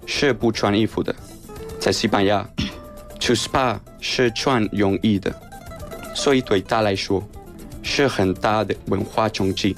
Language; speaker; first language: Chinese; non-native, learner; Spanish